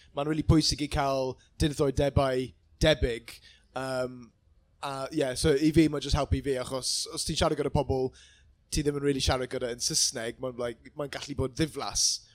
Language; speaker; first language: Welsh; non-native, local second language; English